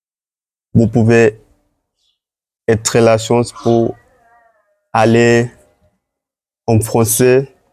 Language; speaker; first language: French; non-native, learner; Swahili